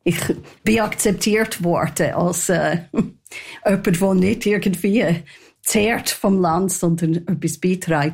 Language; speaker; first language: German; non-native, fluent; English